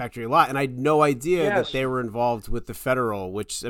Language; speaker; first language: English; native; English